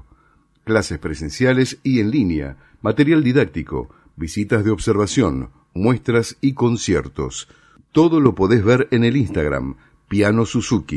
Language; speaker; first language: Spanish; native; Spanish